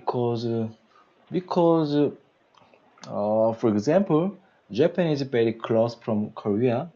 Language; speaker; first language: English; non-native, learner; Korean